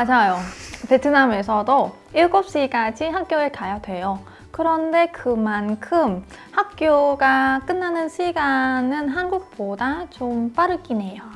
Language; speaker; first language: Korean; non-native, learner; Vietnamese